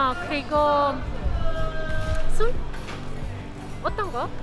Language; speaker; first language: Korean; non-native, learner; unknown